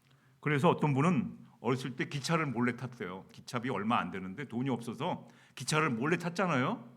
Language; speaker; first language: Korean; native; Korean